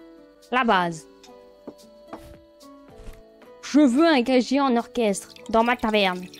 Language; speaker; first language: French; native; French